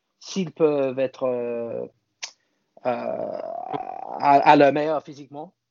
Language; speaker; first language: French; non-native, fluent; English